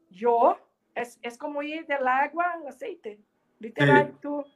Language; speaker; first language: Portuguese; non-native, learner; Spanish